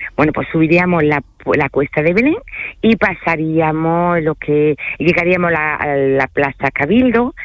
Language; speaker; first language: Spanish; early bilingual, other home language; French